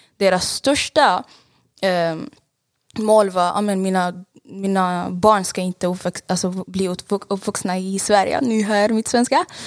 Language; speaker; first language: Swedish; non-native, fluent; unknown